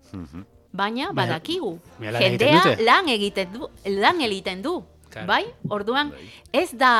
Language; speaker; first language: Basque; non-native, learner; Spanish